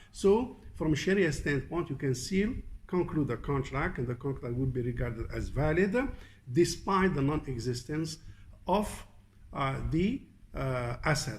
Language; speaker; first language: English; non-native, fluent; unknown